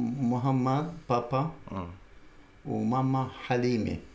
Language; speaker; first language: Swedish; non-native, learner; Arabic